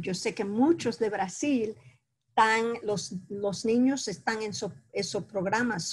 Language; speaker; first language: Spanish; early bilingual, heritage; Spanish